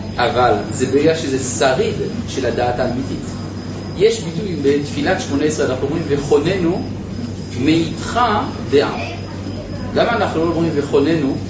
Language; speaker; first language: Hebrew; native; Hebrew